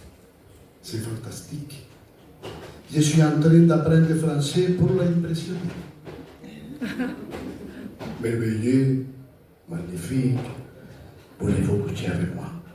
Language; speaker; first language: French; non-native, fluent; Spanish